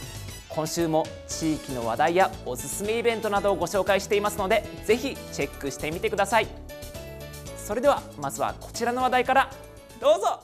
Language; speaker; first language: Japanese; native; Japanese